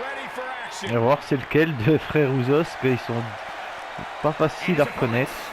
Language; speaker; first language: French; native; French